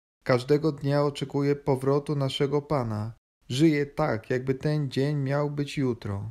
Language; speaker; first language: Polish; native; Polish